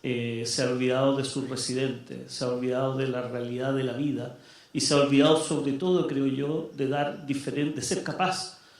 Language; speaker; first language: Spanish; native; Spanish